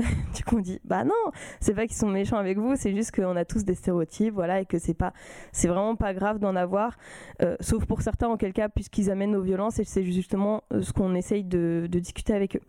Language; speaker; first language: French; native; French